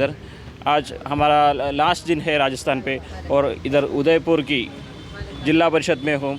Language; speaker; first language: Hindi; non-native, local second language; Malayalam